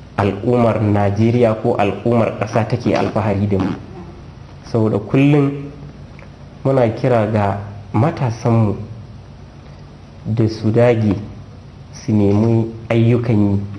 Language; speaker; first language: Hausa; non-native, local second language; Fula